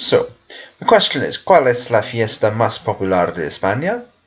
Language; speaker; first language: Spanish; non-native, fluent; English